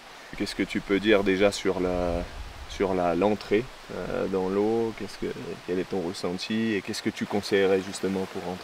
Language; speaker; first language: French; native; French